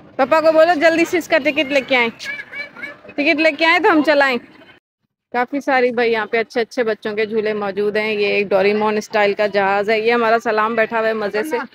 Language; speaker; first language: Urdu; native; Urdu